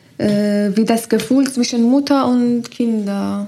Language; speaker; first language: German; non-native, learner; Persian